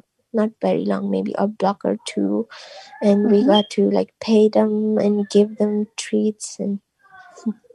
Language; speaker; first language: English; non-native, local second language; Nepali